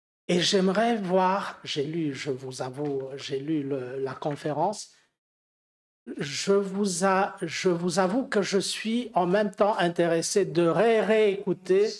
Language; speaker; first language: French; non-native, fluent; Romanian